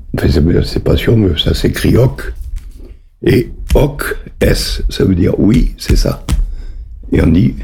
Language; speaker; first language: French; native; French